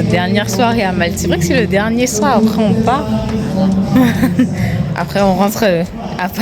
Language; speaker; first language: French; native; French